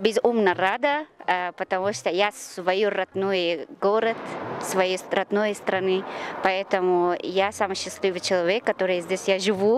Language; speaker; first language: Russian; non-native, learner; Persian